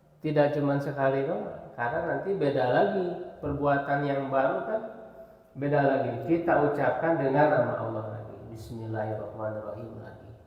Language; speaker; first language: Indonesian; native; Indonesian